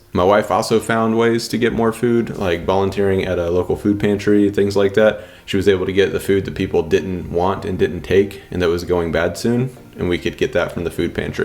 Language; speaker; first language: English; native; English